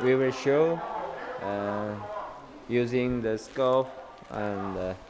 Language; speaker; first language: English; non-native, learner; Korean